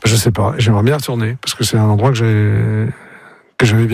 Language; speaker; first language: French; native; French